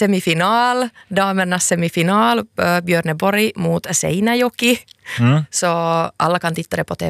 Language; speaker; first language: Swedish; non-native, local second language; Finnish